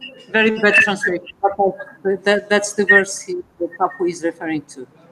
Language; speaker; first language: English; non-native, fluent; Georgian